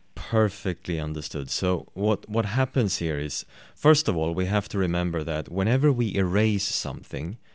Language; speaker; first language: English; non-native, fluent; Swedish